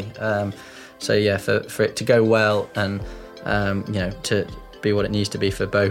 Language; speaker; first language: English; native; English